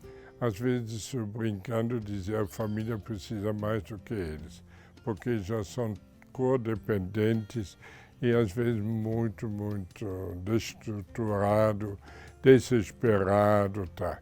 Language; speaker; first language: Portuguese; non-native, fluent; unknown